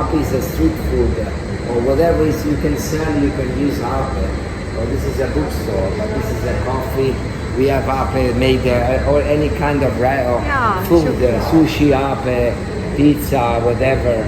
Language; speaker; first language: English; non-native, fluent; Italian